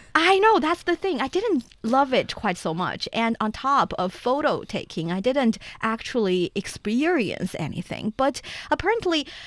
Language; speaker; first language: English; non-native, fluent; Chinese